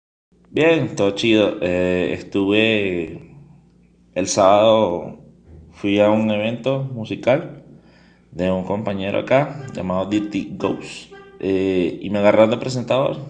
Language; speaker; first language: Spanish; native; Spanish